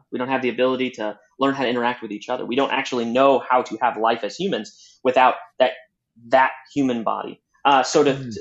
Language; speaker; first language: English; native; English